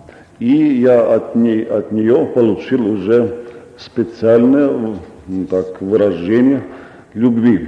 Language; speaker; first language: Russian; non-native, local second language; Estonian